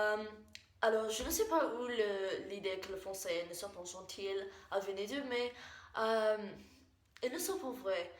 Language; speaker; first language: French; non-native, learner; English